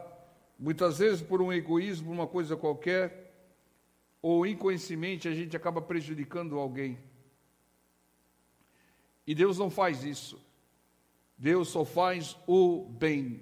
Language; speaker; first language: Portuguese; native; Portuguese